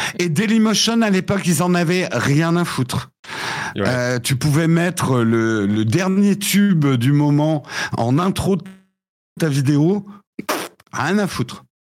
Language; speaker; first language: French; early bilingual, other home language; English